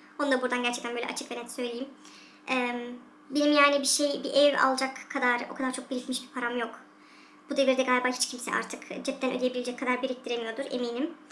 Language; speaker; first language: Turkish; early bilingual, heritage; Turkish